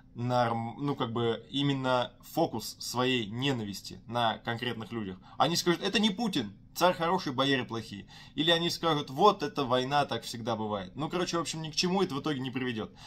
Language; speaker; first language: Russian; native; Russian